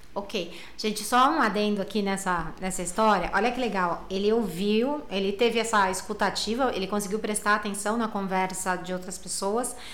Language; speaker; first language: Portuguese; native; Portuguese